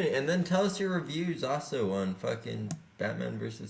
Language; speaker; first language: English; native; English